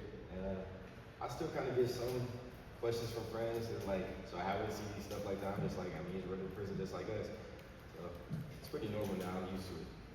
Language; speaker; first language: English; native; English